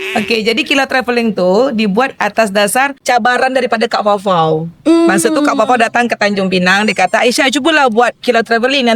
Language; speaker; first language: Malay; native; Malay